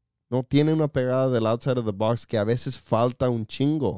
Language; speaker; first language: Spanish; early bilingual, heritage; Spanish